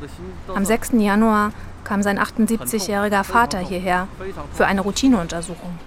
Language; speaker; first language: German; native; German